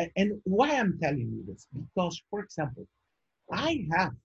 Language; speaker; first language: English; non-native, fluent; Portuguese